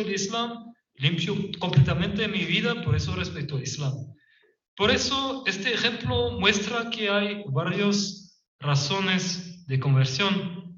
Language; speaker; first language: Spanish; non-native, fluent; French